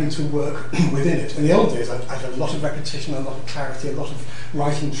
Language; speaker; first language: English; native; English